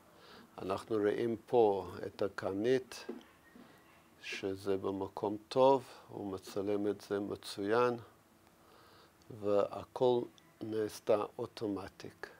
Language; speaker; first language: Hebrew; non-native, fluent; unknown